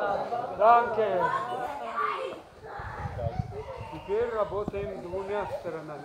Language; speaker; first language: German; non-native, learner; Russian